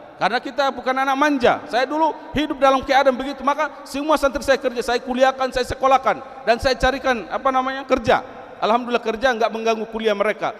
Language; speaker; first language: Indonesian; non-native, local second language; Tetum